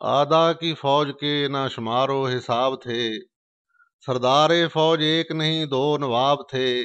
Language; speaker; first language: Urdu; non-native, local second language; Punjabi